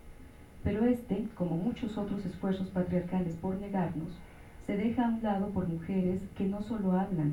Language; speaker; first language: Spanish; native; Spanish